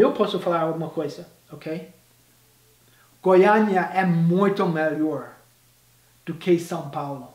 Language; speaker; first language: Portuguese; non-native, fluent; English